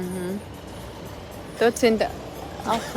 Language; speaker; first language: German; non-native, learner; Cebuano